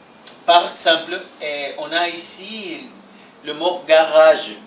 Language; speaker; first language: French; non-native, fluent; Spanish